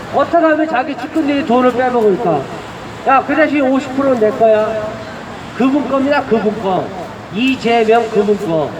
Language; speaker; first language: Korean; native; Korean